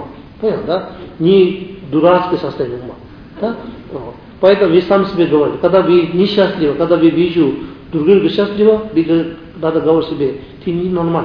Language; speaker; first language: Russian; non-native, learner; Tibetan